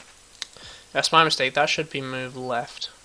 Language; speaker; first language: English; native; English